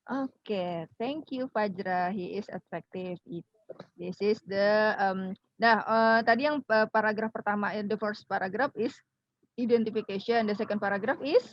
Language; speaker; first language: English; non-native, fluent; Indonesian